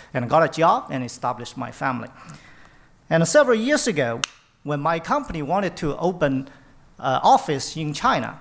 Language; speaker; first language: English; non-native, fluent; Chinese